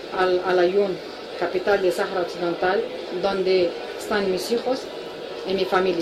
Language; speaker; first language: Spanish; non-native, fluent; Arabic